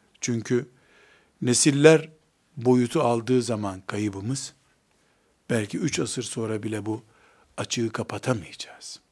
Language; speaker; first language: Turkish; native; Turkish